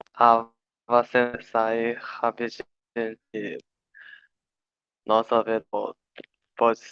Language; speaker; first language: Portuguese; non-native, learner; Chinese